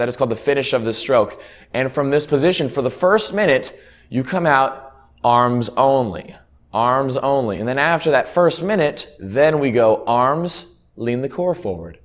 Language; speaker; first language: English; native; English